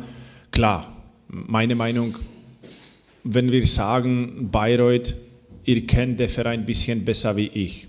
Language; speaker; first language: German; non-native, fluent; Slovak